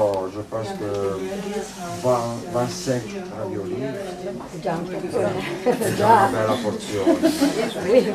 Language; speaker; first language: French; non-native, learner; Italian